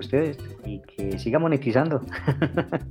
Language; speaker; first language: Spanish; native; Spanish